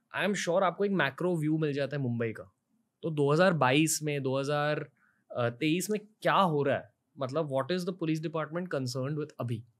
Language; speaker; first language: Hindi; native; Hindi